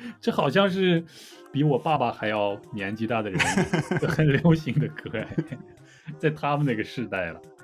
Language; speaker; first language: Chinese; native; Chinese